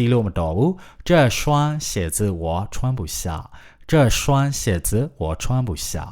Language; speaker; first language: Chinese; non-native, fluent; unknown